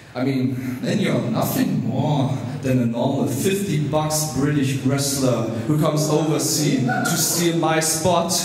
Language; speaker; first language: English; non-native, fluent; German